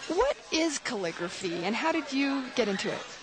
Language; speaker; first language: English; native; English